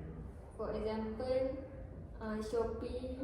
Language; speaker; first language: English; non-native, learner; Malay